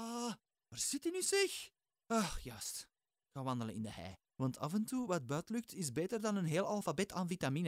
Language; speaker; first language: Dutch; native; Dutch